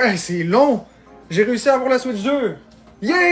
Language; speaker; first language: French; native; French